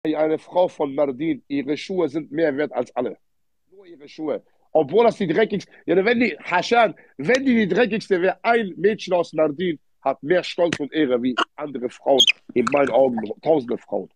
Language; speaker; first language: German; early bilingual, other home language; Arabic